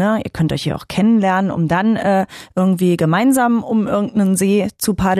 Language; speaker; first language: German; native; German